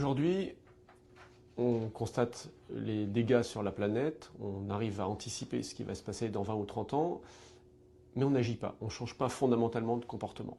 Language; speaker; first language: French; native; French